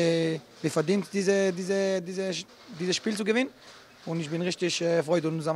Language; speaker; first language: German; non-native, learner; Hebrew